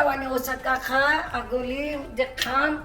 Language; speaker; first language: Hebrew; non-native, learner; Marathi